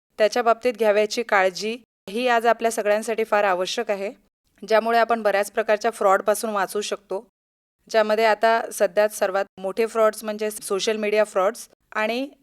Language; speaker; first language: Marathi; native; Marathi